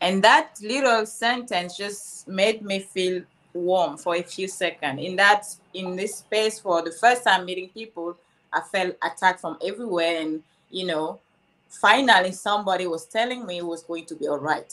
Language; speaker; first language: English; non-native, local second language; French